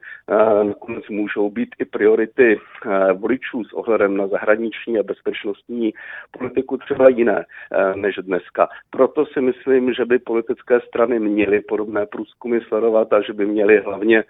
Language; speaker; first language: Czech; native; Czech